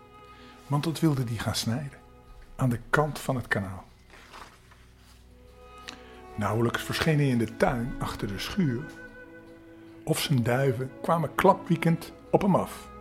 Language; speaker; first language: Dutch; native; Dutch